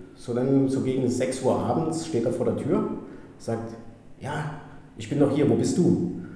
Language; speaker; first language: German; native; German